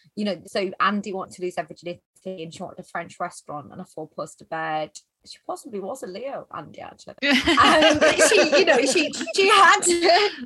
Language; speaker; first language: English; native; English